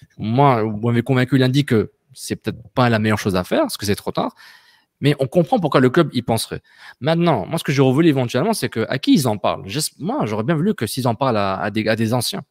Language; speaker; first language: French; native; French